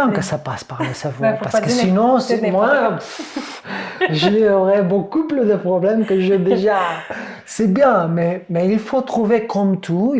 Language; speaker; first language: French; non-native, fluent; Catalan